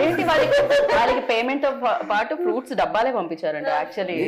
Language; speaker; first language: Telugu; native; Telugu